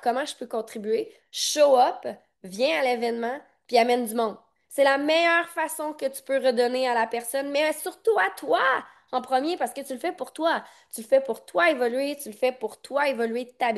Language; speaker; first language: French; native; French